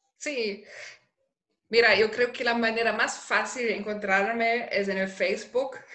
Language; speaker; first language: Spanish; non-native, fluent; German